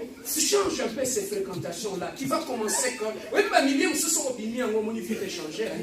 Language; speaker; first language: French; non-native, local second language; Lingala